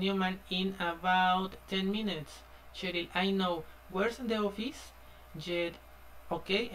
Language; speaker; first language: English; non-native, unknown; Spanish